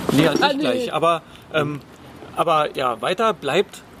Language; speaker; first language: German; native; German